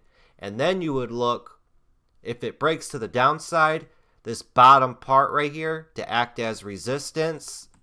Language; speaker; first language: English; native; English